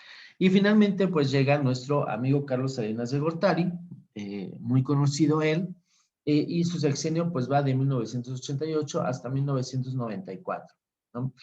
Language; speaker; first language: Spanish; native; Spanish